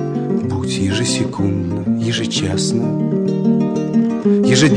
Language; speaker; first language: Russian; native; Russian